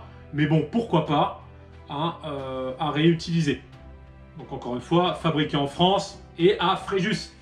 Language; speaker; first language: French; native; French